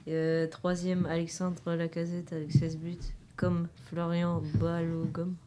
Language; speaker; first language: French; native; French